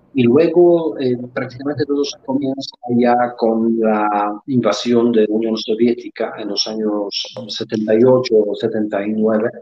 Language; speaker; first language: Spanish; non-native, fluent; Polish